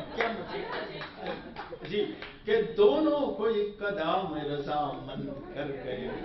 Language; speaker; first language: Urdu; non-native, local second language; Punjabi